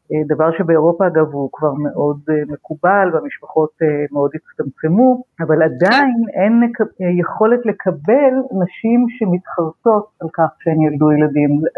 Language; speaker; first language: Hebrew; native; Hebrew